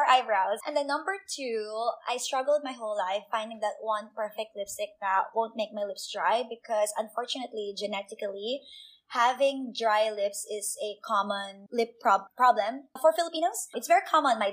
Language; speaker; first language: English; non-native, local second language; Filipino